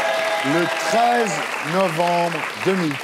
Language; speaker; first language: French; native; French